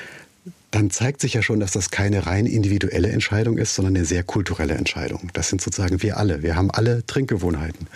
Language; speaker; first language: German; native; German